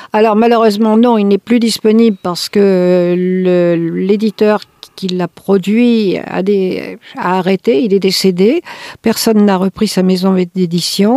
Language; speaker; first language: French; native; French